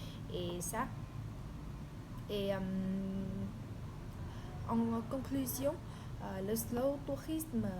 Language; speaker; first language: French; non-native, learner; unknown